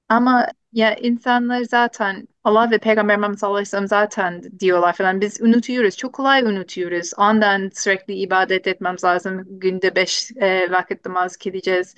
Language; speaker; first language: Turkish; non-native, fluent; English